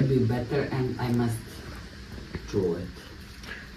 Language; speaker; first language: English; non-native, learner; Bosnian